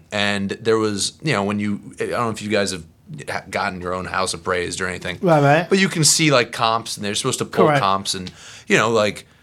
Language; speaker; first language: English; native; English